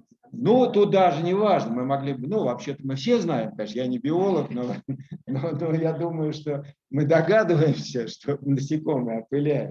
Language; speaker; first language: Russian; native; Russian